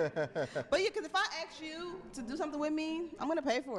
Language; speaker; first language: English; native; English